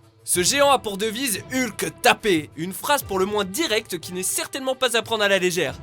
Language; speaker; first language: French; native; French